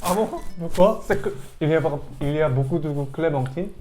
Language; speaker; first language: French; non-native, learner; Korean